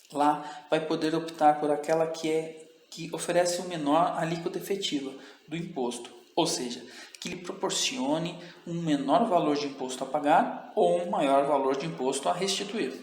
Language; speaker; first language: Portuguese; native; Portuguese